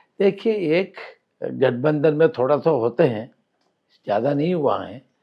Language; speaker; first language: Hindi; non-native, local second language; Malayalam